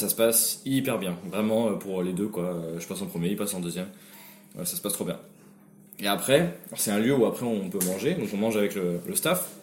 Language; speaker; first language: French; native; French